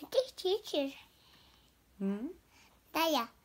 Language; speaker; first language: Russian; early bilingual, heritage; Russian